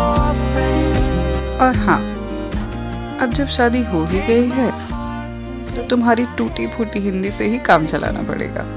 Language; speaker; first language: Hindi; native; Hindi